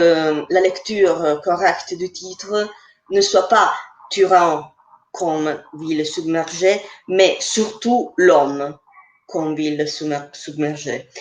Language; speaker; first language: French; non-native, fluent; Italian